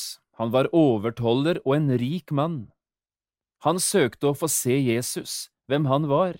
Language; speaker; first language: Norwegian; native; Norwegian